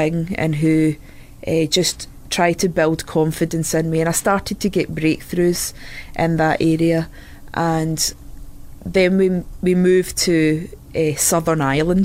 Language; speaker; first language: English; native; English